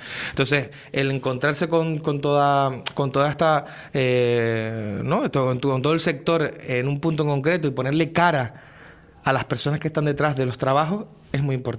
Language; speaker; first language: Spanish; native; Spanish